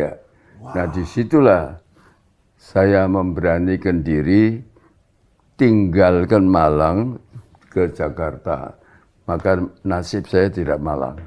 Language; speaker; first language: Indonesian; non-native, local second language; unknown